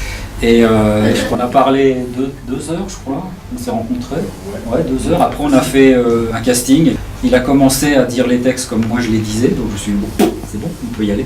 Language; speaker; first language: French; native; French